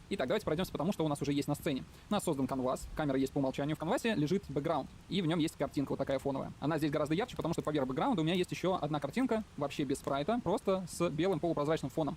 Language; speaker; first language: Russian; native; Russian